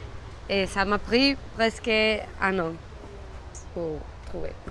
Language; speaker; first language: French; non-native, fluent; Spanish